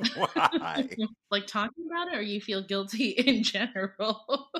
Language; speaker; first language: English; early bilingual, other home language; Filipino